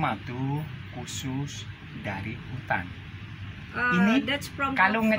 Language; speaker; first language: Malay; non-native, local second language; Javanese